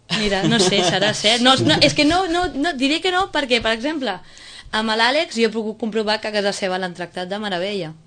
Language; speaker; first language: Catalan; native; Catalan